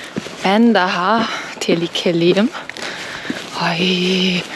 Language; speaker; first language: Turkish; non-native, learner; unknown